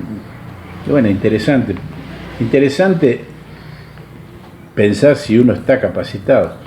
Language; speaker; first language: Spanish; native; Spanish